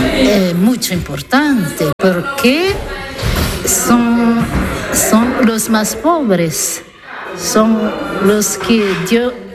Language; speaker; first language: Spanish; non-native, learner; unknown